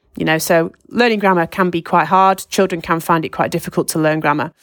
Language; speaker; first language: English; native; English